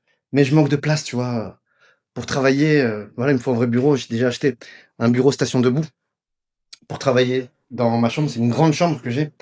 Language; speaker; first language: French; native; French